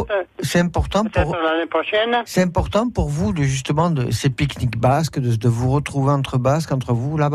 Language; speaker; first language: French; native; French